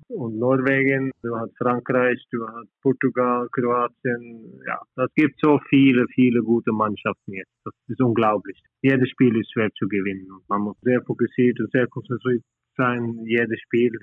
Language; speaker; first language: German; non-native, learner; Norwegian